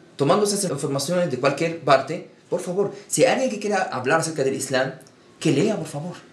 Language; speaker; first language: Spanish; non-native, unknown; Arabic